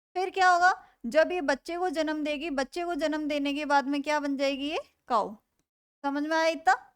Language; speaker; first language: Hindi; native; Hindi